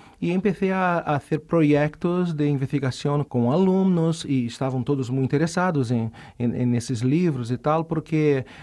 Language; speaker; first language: Spanish; non-native, fluent; Portuguese